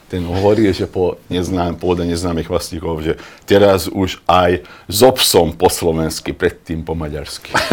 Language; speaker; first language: Slovak; non-native, local second language; Hungarian